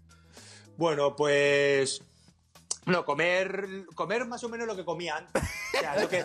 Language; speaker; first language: Spanish; native; Spanish